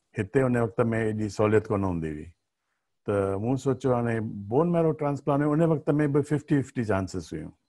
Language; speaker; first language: Sindhi; early bilingual, heritage; Sindhi